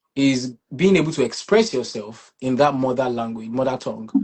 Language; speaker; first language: English; non-native, local second language; Yoruba